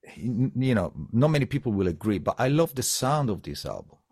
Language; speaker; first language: English; non-native, fluent; Italian